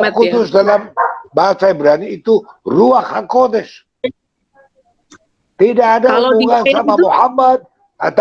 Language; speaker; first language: Indonesian; non-native, fluent; Hebrew